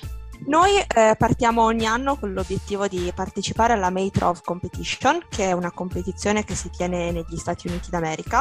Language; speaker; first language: Italian; native; Italian